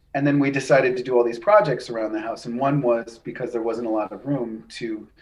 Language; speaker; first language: English; native; English